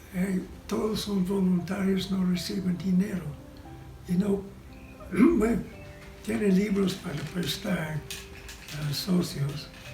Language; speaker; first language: Spanish; non-native, fluent; English